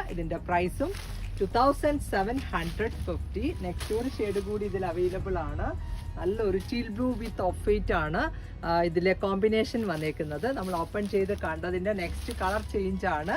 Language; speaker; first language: Malayalam; native; Malayalam